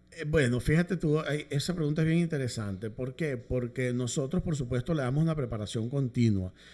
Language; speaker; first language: Spanish; native; Spanish